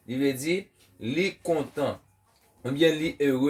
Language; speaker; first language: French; non-native, local second language; Haitian Creole